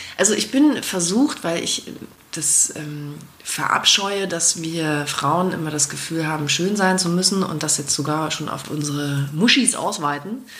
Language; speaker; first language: German; native; German